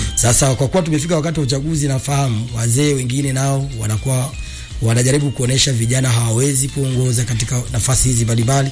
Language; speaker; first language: Swahili; native; Swahili